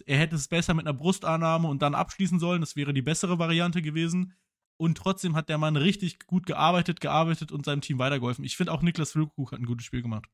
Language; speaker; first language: German; native; German